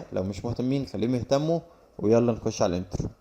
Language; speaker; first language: Arabic; native; Arabic